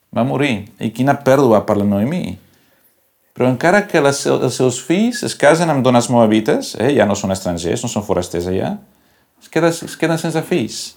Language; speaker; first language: Catalan; non-native, local second language; Spanish